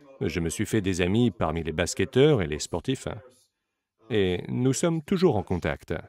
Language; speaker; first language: French; non-native, fluent; Slovenian